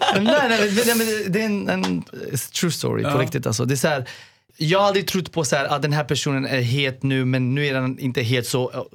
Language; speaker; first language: Swedish; non-native, fluent; Arabic